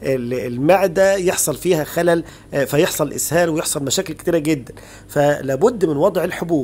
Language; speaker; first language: Arabic; native; Arabic